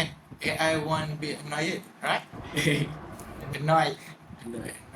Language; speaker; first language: English; non-native, learner; Malay